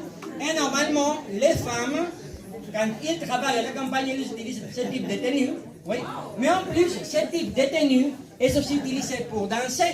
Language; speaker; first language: French; non-native, fluent; Spanish